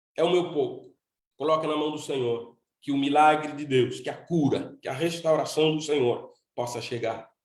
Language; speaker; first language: Portuguese; non-native, local second language; Kabuverdianu